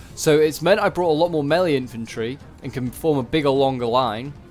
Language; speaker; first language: English; native; English